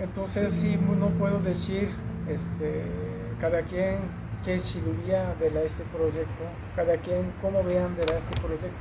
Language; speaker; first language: Spanish; non-native, learner; Japanese